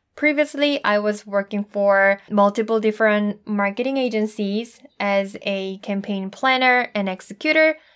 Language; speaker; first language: English; non-native, fluent; Korean